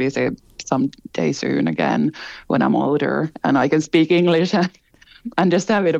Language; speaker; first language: English; non-native, fluent; Finnish